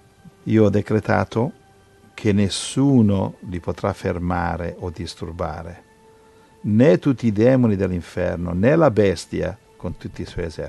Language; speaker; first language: Italian; native; Italian